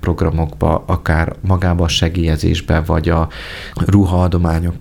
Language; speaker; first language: Hungarian; native; Hungarian